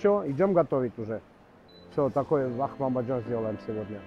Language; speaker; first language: Russian; non-native, fluent; Armenian